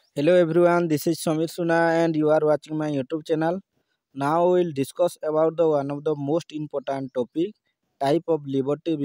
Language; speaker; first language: English; non-native, local second language; Odia